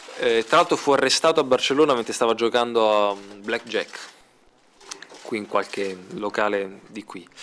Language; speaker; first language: Italian; native; Italian